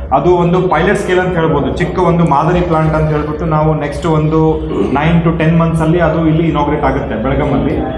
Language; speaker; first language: Kannada; native; Kannada